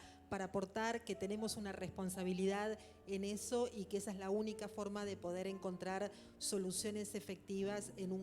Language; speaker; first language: Spanish; native; Spanish